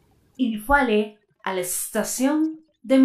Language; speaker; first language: French; non-native, fluent; Spanish